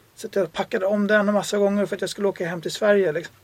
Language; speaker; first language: Swedish; native; Swedish